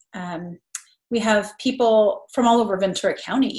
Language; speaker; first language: English; native; English